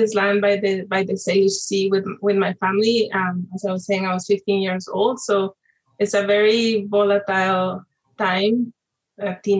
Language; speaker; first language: English; non-native, fluent; Spanish